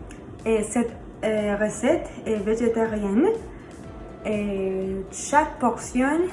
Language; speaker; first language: French; non-native, learner; Spanish